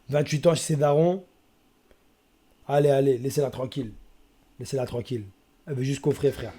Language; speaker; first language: French; native; French